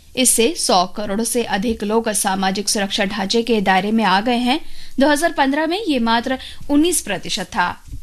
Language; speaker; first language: Hindi; native; Hindi